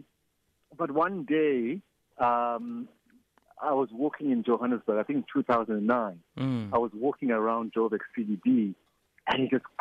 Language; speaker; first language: English; non-native, local second language; Xhosa